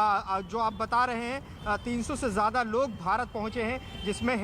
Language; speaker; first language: Hindi; native; Hindi